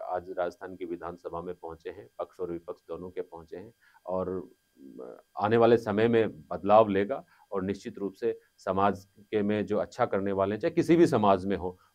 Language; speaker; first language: Hindi; native; Hindi